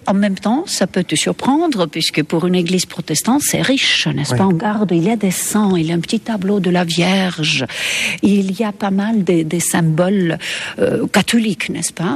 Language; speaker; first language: French; non-native, fluent; Estonian